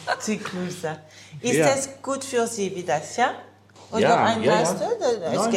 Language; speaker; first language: German; non-native, learner; French